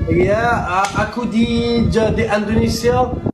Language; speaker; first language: Indonesian; non-native, learner; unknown